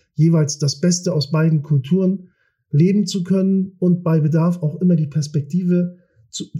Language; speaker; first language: German; early bilingual, other home language; Turkish